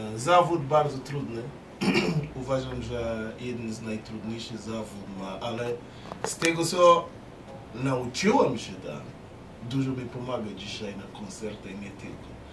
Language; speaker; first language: Polish; non-native, fluent; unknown